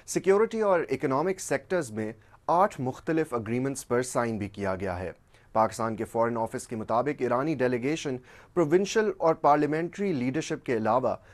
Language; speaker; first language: Urdu; native; Urdu